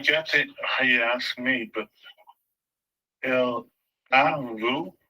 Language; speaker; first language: French; non-native, learner; English